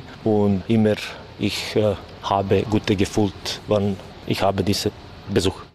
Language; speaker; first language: German; non-native, learner; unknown